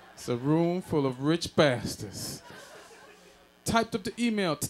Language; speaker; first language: English; native; English